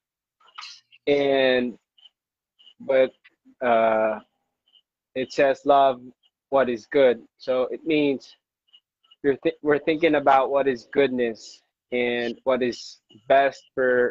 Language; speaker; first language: English; non-native, local second language; Hiligaynon